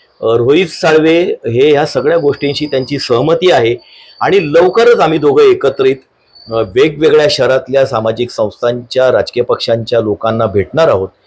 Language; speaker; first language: Marathi; native; Marathi